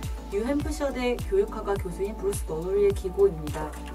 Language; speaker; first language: Korean; native; Korean